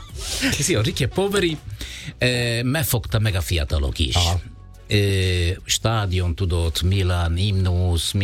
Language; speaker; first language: Hungarian; non-native, fluent; Italian